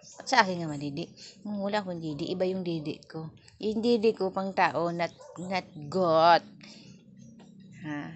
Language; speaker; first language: Filipino; native; Filipino